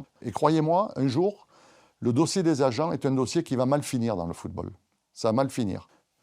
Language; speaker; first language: French; native; French